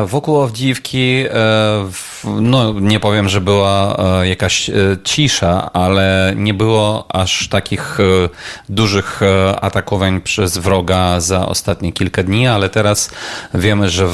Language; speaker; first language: Polish; non-native, fluent; Ukrainian